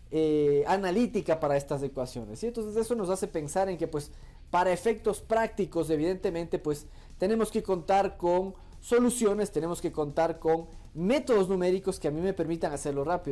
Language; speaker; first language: Spanish; native; Spanish